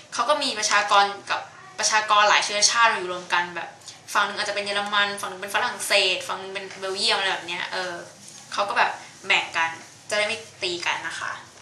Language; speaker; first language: Thai; native; Thai